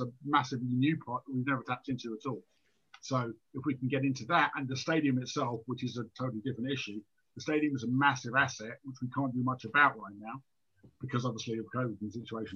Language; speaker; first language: English; native; English